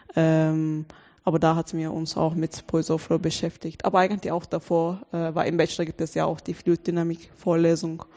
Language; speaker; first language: German; non-native, fluent; Turkish